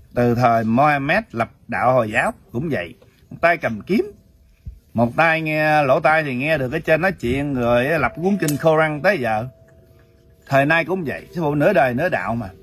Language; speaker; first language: Vietnamese; early bilingual, heritage; Vietnamese